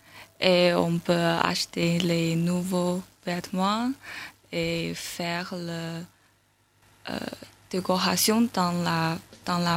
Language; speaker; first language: French; non-native, learner; Chinese